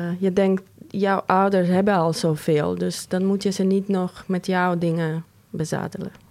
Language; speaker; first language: Dutch; non-native, fluent; Croatian